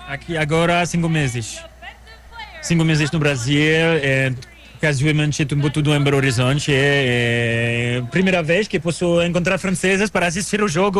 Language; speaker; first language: Portuguese; non-native, learner; French